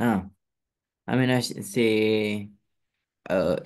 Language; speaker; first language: French; non-native, learner; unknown